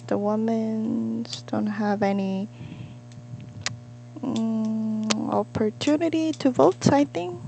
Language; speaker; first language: English; non-native, learner; Korean